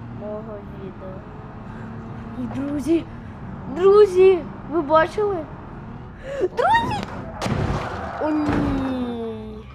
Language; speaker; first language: Ukrainian; native; Ukrainian